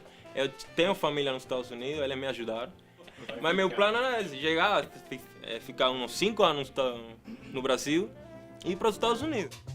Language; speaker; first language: Portuguese; non-native, fluent; Spanish